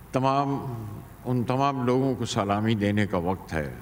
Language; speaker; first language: Hindi; native; Hindi